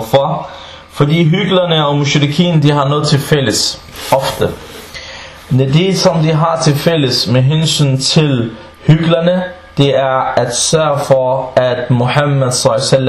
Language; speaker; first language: Danish; non-native, fluent; Arabic